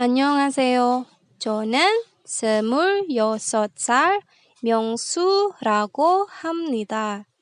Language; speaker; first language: Korean; non-native, fluent; Indonesian